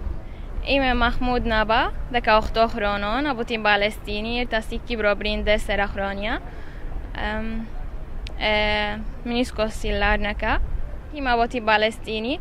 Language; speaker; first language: Greek; non-native, local second language; Arabic